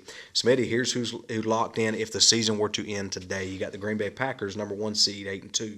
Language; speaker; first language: English; native; English